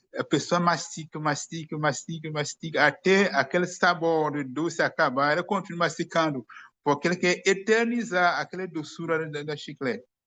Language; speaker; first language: Portuguese; non-native, fluent; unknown